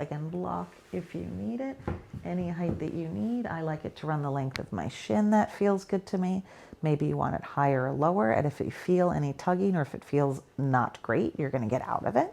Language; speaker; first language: English; native; English